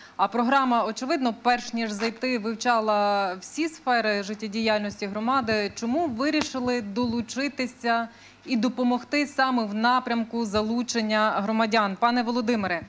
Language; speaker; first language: Ukrainian; native; Ukrainian